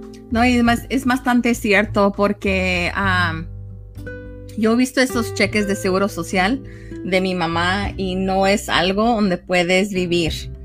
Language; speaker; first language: Spanish; early bilingual, heritage; Spanish